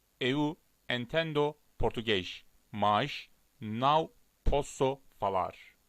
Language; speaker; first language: Portuguese; non-native, learner; Turkish